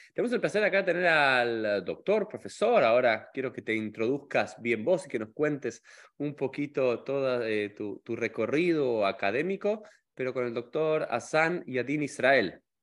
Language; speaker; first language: Spanish; native; Spanish